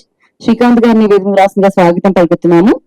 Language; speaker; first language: Telugu; native; Telugu